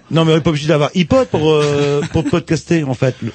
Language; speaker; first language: French; native; French